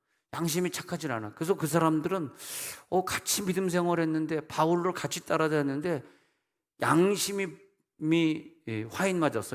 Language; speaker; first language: Korean; native; Korean